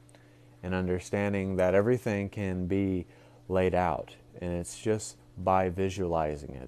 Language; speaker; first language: English; native; English